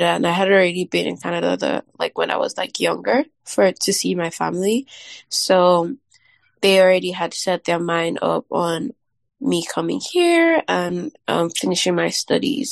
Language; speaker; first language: English; non-native, local second language; Yoruba